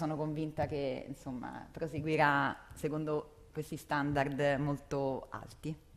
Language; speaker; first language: Italian; native; Italian